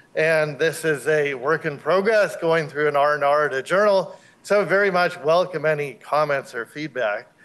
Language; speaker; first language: English; native; English